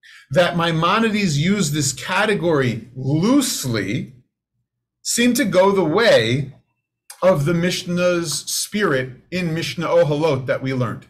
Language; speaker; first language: English; native; English